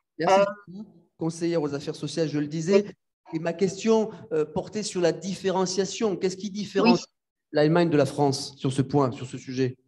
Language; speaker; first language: French; native; French